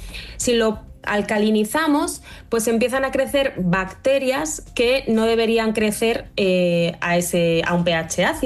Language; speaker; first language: Spanish; native; Spanish